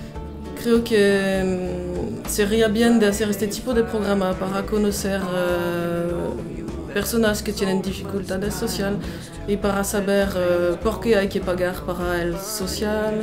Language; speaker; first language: Spanish; non-native, learner; French